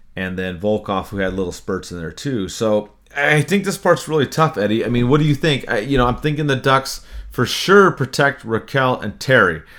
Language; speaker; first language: English; native; English